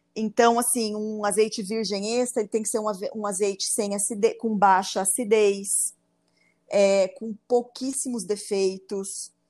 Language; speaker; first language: Portuguese; native; Portuguese